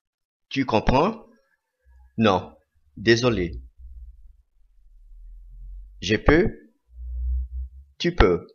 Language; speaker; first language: French; non-native, fluent; Portuguese